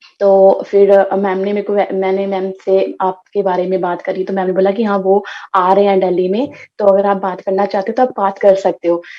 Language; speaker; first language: Hindi; non-native, local second language; Punjabi